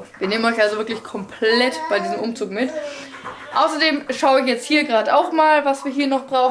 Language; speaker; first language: German; native; German